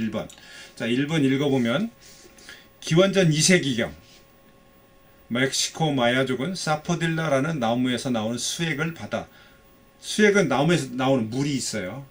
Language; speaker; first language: Korean; native; Korean